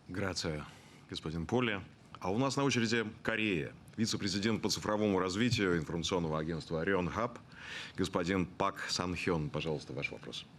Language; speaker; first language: Russian; native; Russian